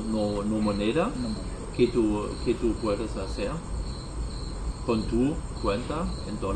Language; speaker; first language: Spanish; non-native, learner; German